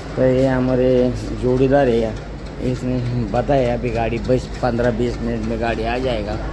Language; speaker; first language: Hindi; non-native, local second language; Marathi